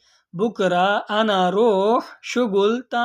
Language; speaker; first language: Arabic; non-native, learner; Hindi